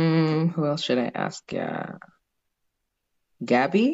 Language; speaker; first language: English; non-native, fluent; Indonesian